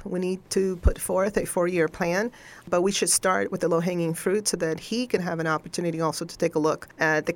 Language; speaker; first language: English; non-native, fluent; Spanish